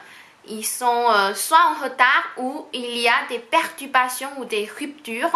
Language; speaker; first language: French; non-native, fluent; Chinese